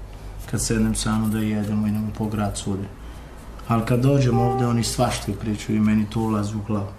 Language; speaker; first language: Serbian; non-native, local second language; Romany